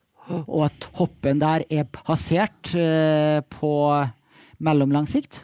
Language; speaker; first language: Norwegian; native; Norwegian